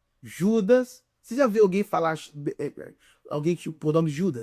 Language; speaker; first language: Portuguese; native; Portuguese